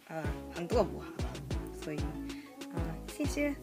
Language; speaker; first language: Chinese; non-native, learner; English